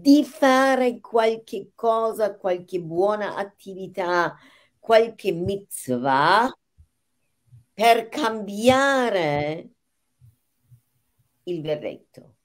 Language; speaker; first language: Italian; non-native, fluent; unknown